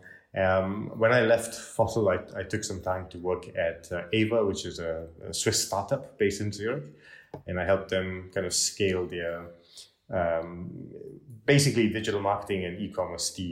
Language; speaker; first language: English; non-native, local second language; Tamil